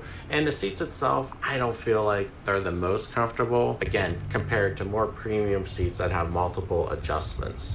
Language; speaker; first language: English; native; English